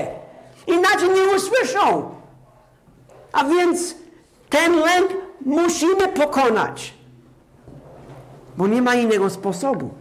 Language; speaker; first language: Polish; non-native, fluent; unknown